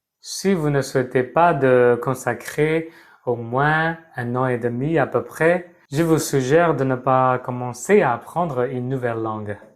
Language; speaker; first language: French; non-native, fluent; Burmese